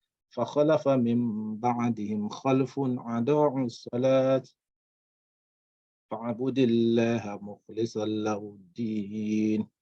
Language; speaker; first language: Arabic; non-native, fluent; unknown